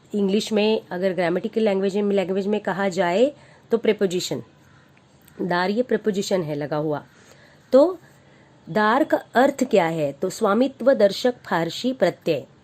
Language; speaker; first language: Hindi; non-native, local second language; Marathi